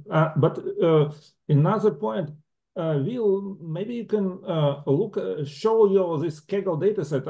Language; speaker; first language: English; non-native, fluent; Russian